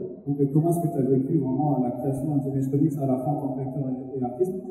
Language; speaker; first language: French; native; French